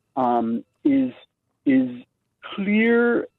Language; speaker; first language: English; native; English